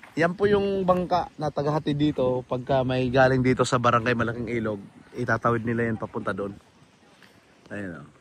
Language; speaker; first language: Filipino; native; Filipino